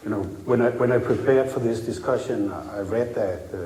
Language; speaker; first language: English; non-native, fluent; Danish